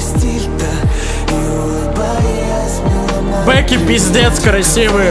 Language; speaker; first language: Russian; native; Russian